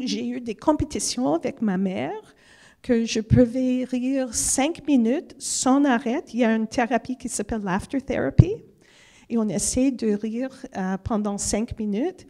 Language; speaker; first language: French; non-native, fluent; English